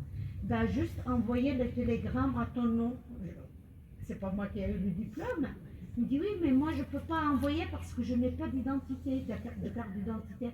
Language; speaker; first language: French; non-native, fluent; Arabic